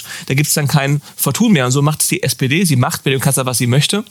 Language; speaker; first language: German; native; German